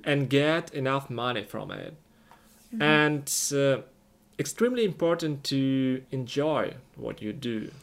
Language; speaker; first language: English; non-native, fluent; Russian